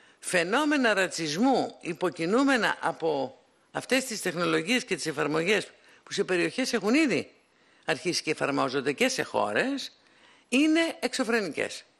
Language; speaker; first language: Greek; native; Greek